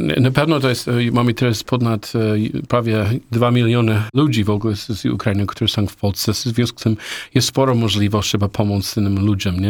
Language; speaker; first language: Polish; non-native, learner; English